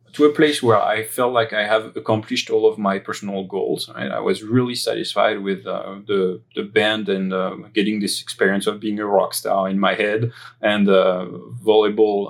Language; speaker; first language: English; non-native, fluent; French